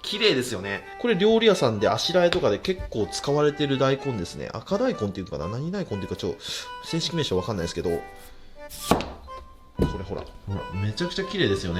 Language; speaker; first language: Japanese; native; Japanese